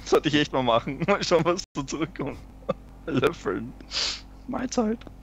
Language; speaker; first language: German; native; German